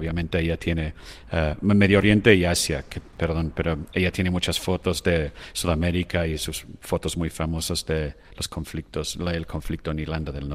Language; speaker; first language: Spanish; non-native, fluent; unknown